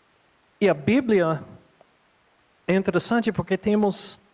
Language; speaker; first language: Portuguese; non-native, fluent; English